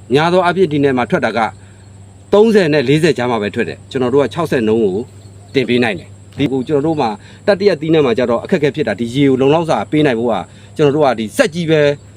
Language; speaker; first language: Burmese; native; Burmese